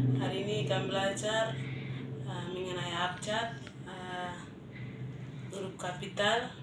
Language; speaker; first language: Indonesian; non-native, local second language; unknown